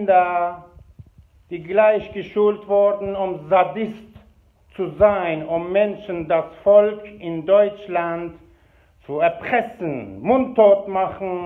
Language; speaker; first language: German; non-native, fluent; Persian